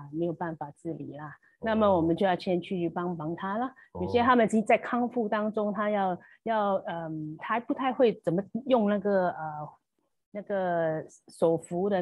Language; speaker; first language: Chinese; native; Chinese